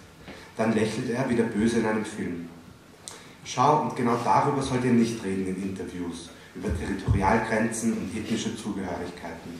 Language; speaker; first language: German; native; German